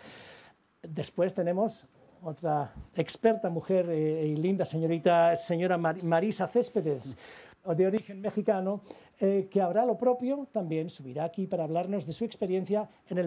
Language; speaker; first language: Spanish; native; Spanish